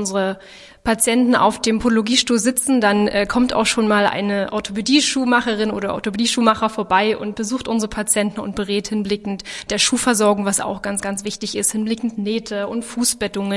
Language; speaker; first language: German; native; German